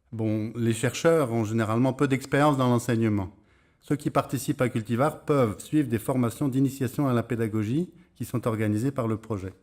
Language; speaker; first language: French; native; French